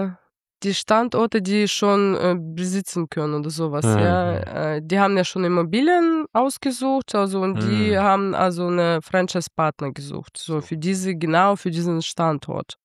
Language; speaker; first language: German; non-native, fluent; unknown